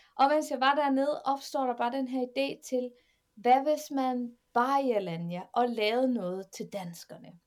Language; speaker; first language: Danish; native; Danish